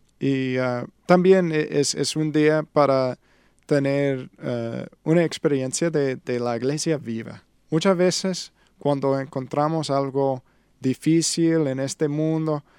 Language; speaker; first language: Spanish; non-native, learner; English